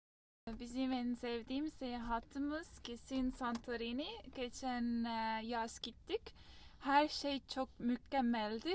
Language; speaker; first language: Turkish; non-native, fluent; Estonian